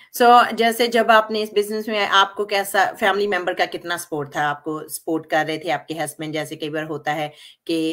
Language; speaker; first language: Hindi; non-native, local second language; Punjabi